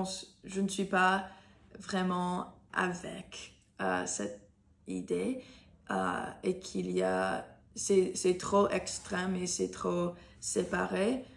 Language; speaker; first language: French; non-native, learner; English